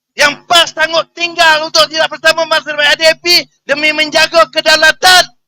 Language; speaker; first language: Malay; native; Malay